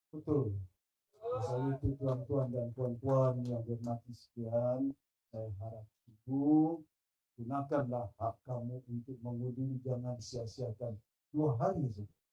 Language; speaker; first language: Malay; non-native, local second language; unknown